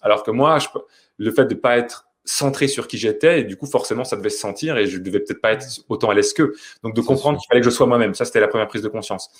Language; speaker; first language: French; native; French